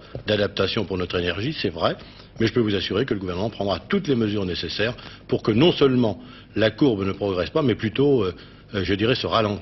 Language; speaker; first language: French; native; French